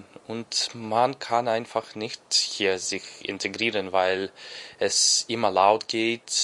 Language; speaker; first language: German; non-native, learner; Ukrainian